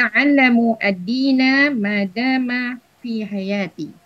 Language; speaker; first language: Arabic; non-native, learner; Indonesian